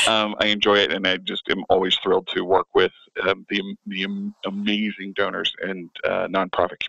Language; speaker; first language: English; native; English